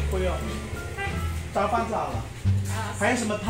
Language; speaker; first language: Chinese; non-native, learner; Filipino